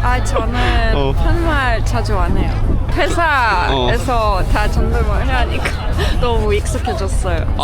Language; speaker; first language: Korean; non-native, fluent; Ukrainian